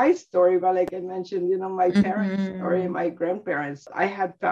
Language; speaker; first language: English; early bilingual, other home language; Spanish